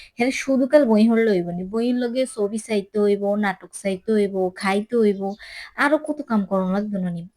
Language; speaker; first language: Bangla; native; Bangla